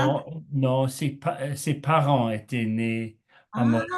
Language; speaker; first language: French; non-native, learner; English